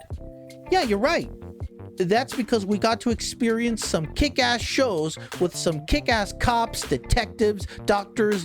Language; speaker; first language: English; native; English